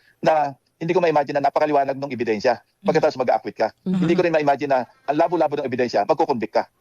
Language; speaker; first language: Filipino; native; Filipino